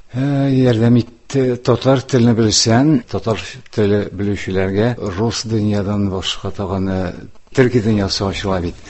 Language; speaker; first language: Tatar; non-native, local second language; Udmurt